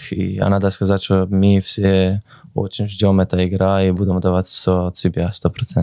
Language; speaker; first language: Russian; non-native, learner; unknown